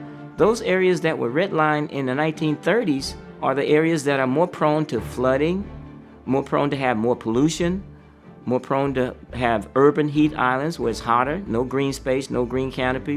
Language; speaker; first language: English; native; English